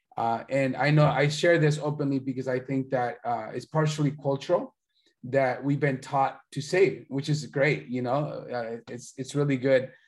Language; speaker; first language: English; early bilingual, other home language; Spanish